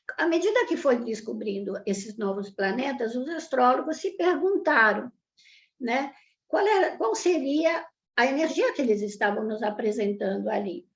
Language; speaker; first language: Portuguese; early bilingual, other home language; Italian